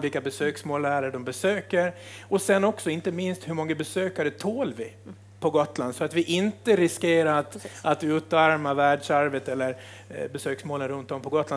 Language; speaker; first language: Swedish; native; Swedish